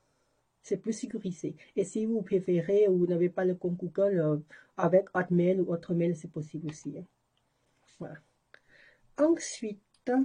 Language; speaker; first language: French; non-native, learner; Thai